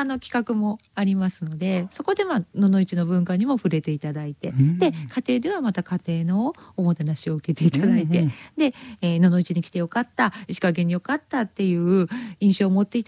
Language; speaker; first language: Japanese; native; Japanese